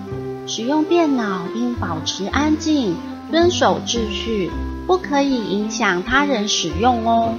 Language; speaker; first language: Chinese; native; Chinese